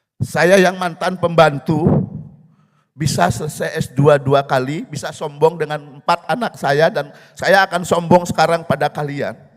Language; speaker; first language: Indonesian; non-native, local second language; Balinese